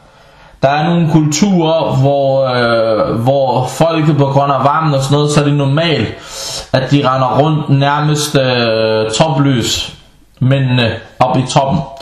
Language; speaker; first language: Danish; early bilingual, other home language; Arabic